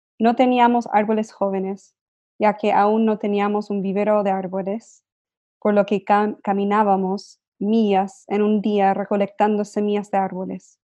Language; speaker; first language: Spanish; native; Spanish